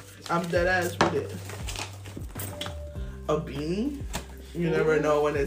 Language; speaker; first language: English; early bilingual, other home language; Spanish